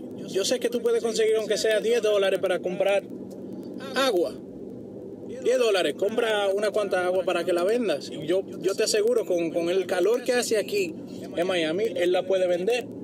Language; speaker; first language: Spanish; native; Spanish